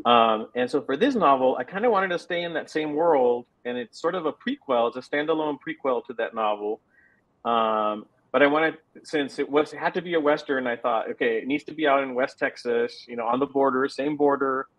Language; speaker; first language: English; native; English